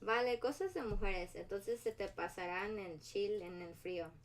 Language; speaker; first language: Spanish; early bilingual, heritage; Spanish